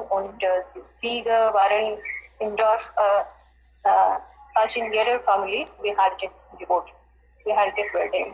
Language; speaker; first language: German; non-native, learner; Hindi